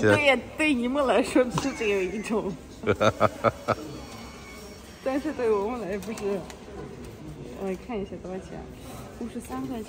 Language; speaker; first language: Chinese; non-native, fluent; Russian